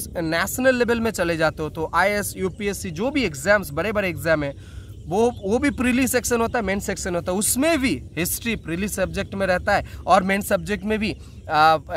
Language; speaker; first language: Hindi; non-native, local second language; Bangla